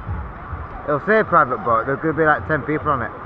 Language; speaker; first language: English; native; English